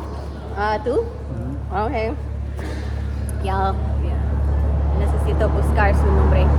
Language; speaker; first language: Spanish; non-native, learner; Lao